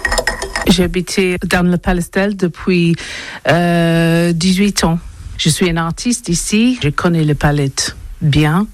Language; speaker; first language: French; non-native, learner; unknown